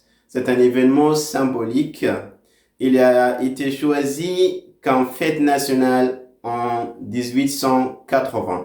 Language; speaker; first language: French; non-native, fluent; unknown